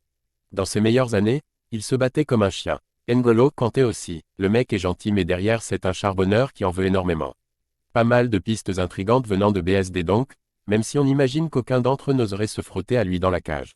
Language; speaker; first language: French; native; French